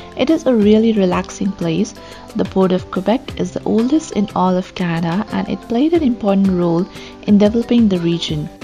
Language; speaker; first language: English; non-native, local second language; Hindi